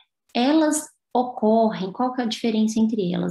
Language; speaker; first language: Portuguese; native; Portuguese